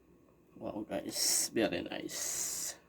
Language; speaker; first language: English; non-native, local second language; Filipino